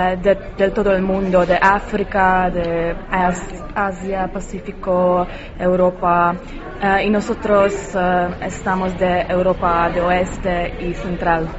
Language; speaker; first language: Spanish; non-native, learner; Polish